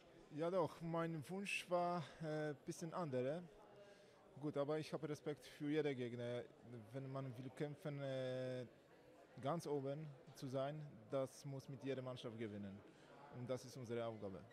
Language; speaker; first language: German; non-native, fluent; Polish